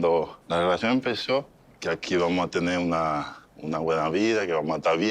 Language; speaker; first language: Spanish; native; Spanish